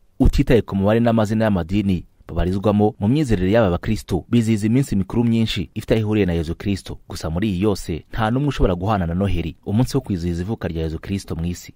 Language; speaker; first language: Kinyarwanda; native; Kinyarwanda